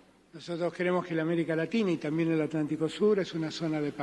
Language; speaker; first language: Spanish; native; Spanish